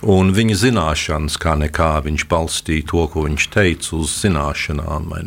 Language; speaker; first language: Latvian; early bilingual, heritage; Latvian